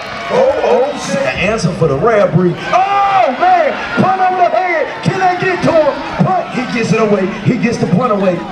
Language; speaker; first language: English; native; English